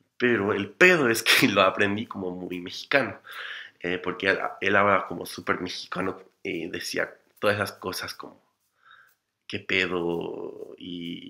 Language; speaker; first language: Spanish; non-native, fluent; English